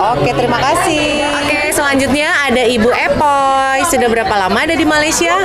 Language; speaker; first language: Indonesian; native; Indonesian